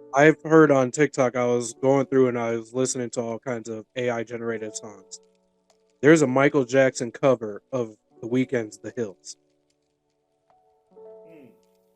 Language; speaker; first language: English; native; English